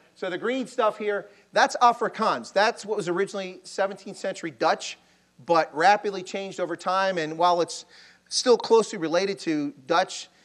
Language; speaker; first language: English; native; English